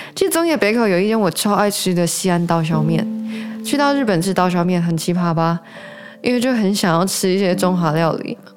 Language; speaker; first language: Chinese; native; Chinese